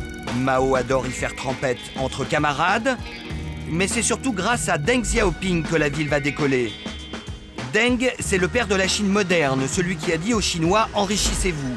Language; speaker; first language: French; native; French